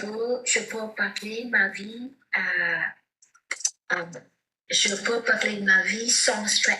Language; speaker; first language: French; non-native, learner; Vietnamese